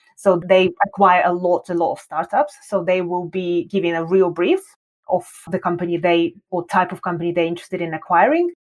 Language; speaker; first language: English; non-native, fluent; Russian